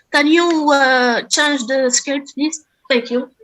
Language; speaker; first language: English; non-native, learner; Arabic